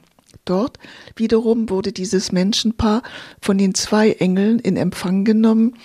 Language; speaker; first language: German; native; German